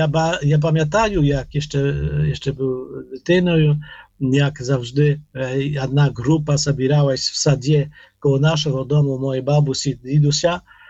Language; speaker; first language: Polish; non-native, learner; Ukrainian